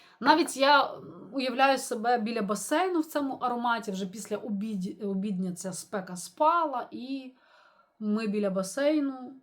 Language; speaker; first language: Ukrainian; native; Ukrainian